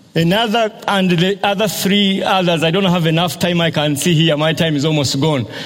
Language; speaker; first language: English; non-native, local second language; Ganda